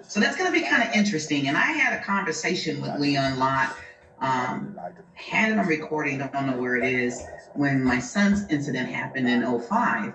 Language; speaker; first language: English; native; English